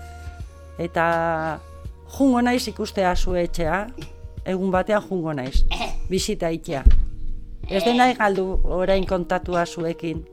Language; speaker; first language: Basque; non-native, learner; Spanish